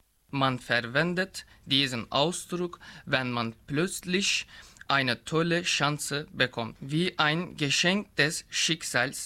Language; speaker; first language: German; non-native, learner; Turkish